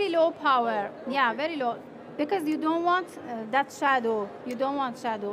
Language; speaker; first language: English; non-native, fluent; Persian